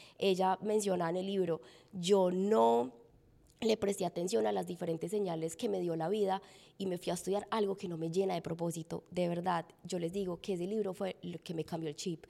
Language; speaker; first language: Spanish; native; Spanish